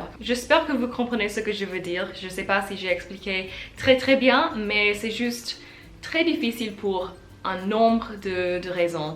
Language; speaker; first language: French; non-native, learner; English